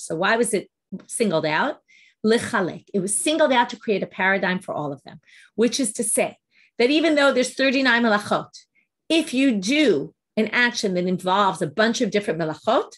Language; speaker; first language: English; native; English